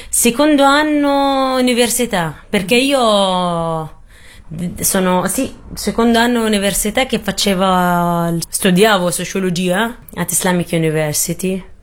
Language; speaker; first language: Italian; non-native, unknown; Arabic